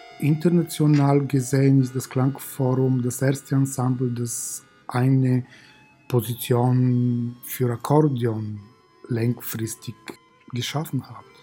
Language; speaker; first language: German; non-native, fluent; Bulgarian